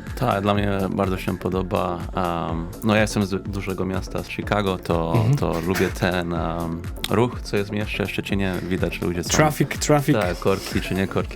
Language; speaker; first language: Polish; early bilingual, heritage; English